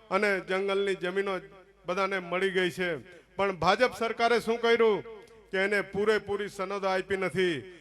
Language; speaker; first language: Gujarati; non-native, local second language; Vasavi